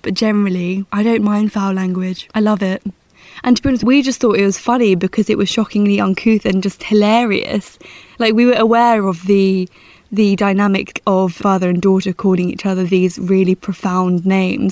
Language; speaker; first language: English; native; English